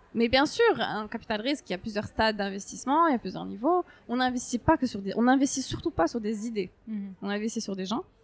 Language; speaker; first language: French; non-native, local second language; Arabic